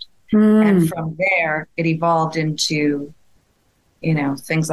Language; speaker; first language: English; native; English